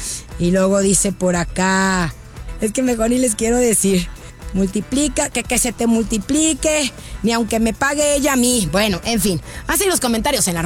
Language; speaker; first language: Spanish; native; Spanish